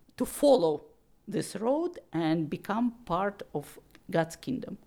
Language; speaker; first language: English; non-native, learner; Russian